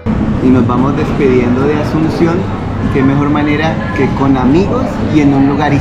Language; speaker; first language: Spanish; native; Spanish